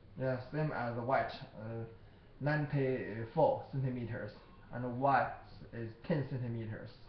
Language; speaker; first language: English; non-native, learner; Chinese